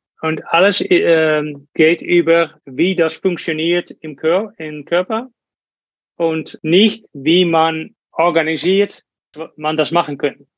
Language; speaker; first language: German; non-native, learner; Dutch